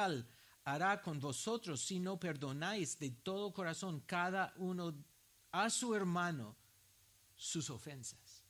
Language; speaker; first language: Spanish; non-native, fluent; English